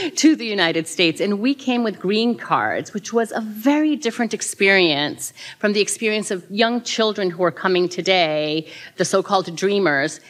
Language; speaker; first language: English; early bilingual, other home language; Spanish